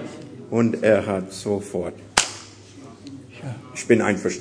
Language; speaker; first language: German; non-native, learner; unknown